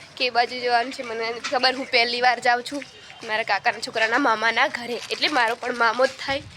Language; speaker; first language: Gujarati; non-native, local second language; Rathawi